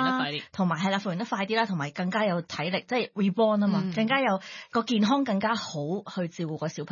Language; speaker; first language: Cantonese; native; Cantonese